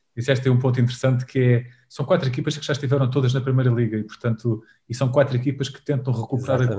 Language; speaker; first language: Portuguese; native; Portuguese